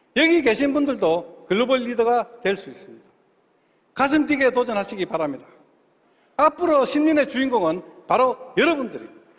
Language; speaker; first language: Korean; native; Korean